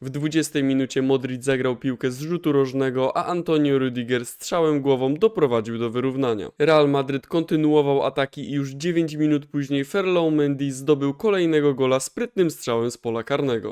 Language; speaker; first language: Polish; native; Polish